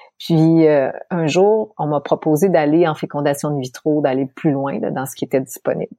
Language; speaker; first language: French; native; French